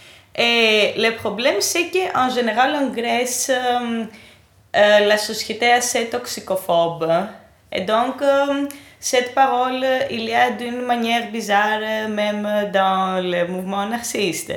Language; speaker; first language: French; non-native, fluent; Greek